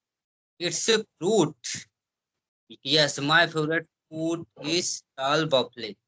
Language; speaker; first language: English; non-native, learner; Hindi